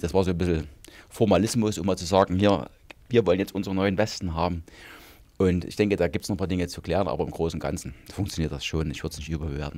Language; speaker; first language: German; native; German